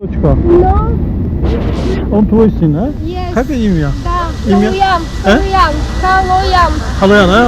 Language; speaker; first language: Russian; non-native, learner; Bulgarian